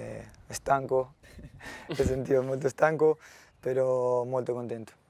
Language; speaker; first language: Italian; non-native, fluent; Spanish